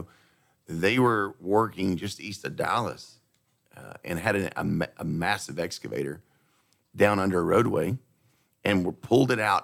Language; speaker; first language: English; native; English